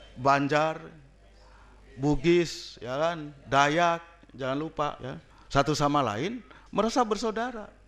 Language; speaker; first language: Indonesian; non-native, local second language; Minangkabau